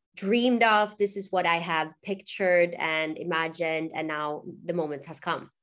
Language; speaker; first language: English; non-native, fluent; Swedish